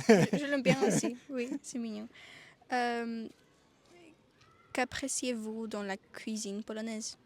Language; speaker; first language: French; non-native, learner; Polish